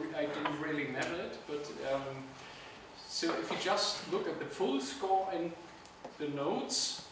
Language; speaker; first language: English; non-native, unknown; German